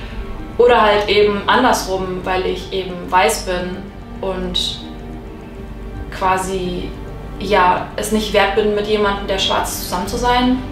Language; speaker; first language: German; native; German